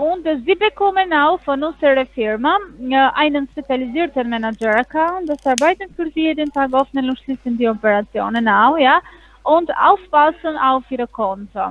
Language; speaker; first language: German; non-native, learner; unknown